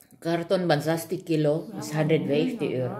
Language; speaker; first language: Dutch; non-native, learner; Filipino